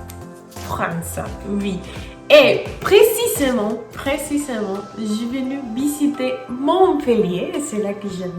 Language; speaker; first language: French; non-native, fluent; Spanish